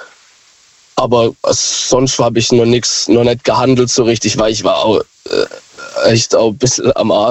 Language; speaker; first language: German; native; German